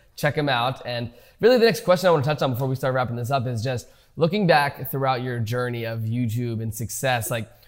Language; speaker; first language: English; native; English